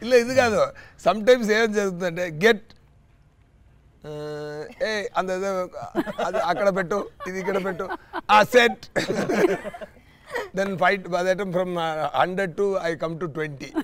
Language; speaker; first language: Telugu; non-native, learner; Tamil